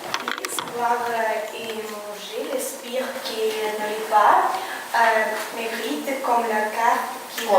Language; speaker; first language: French; non-native, learner; Ukrainian